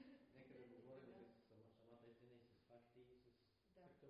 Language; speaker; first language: Bulgarian; non-native, fluent; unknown